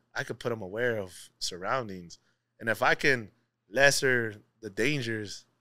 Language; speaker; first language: English; native; English